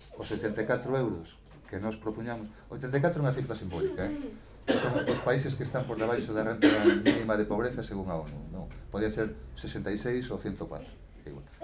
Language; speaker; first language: Galician; native; Galician